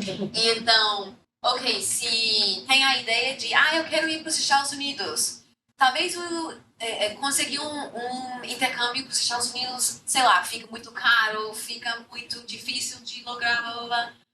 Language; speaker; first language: Portuguese; non-native, fluent; English